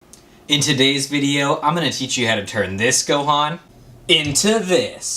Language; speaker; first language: English; native; English